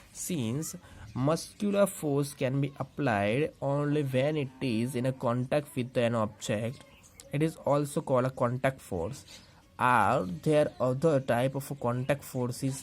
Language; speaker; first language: English; non-native, local second language; Gujarati